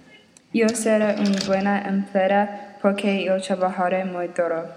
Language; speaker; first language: Spanish; non-native, learner; English